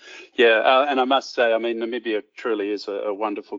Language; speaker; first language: English; native; English